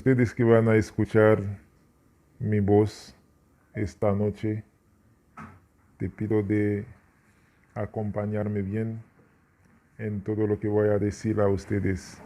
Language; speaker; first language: Spanish; non-native, fluent; Haitian Creole